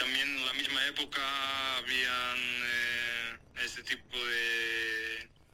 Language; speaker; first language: Spanish; non-native, fluent; Greek